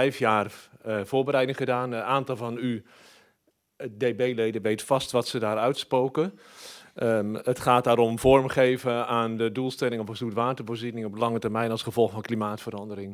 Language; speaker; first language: Dutch; native; Dutch